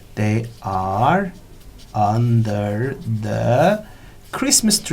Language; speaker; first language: English; non-native, fluent; Turkish